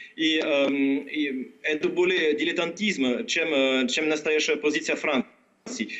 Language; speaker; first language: Russian; non-native, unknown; French